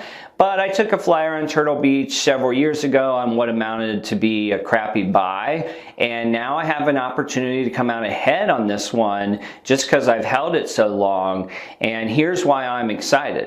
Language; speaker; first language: English; native; English